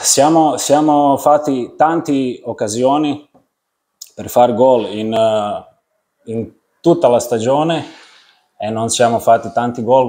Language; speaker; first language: Italian; non-native, learner; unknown